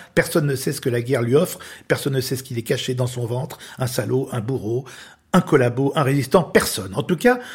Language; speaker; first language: French; native; French